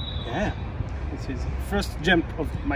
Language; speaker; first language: English; non-native, learner; French